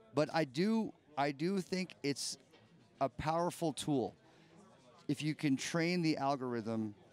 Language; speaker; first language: English; native; English